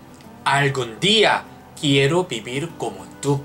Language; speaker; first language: Spanish; non-native, fluent; Korean